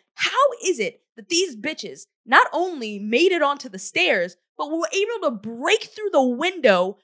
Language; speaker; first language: English; native; English